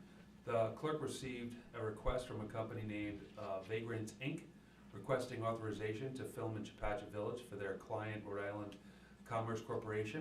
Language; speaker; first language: English; native; English